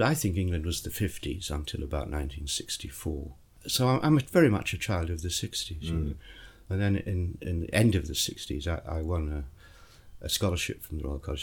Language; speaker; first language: English; native; English